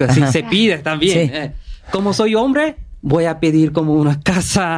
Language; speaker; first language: Spanish; non-native, learner; Bangla